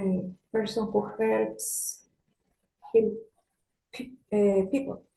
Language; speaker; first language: English; non-native, learner; Spanish